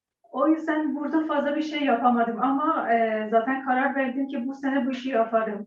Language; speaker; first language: Turkish; non-native, learner; Persian